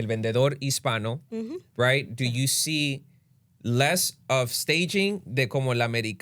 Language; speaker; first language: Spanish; early bilingual, other home language; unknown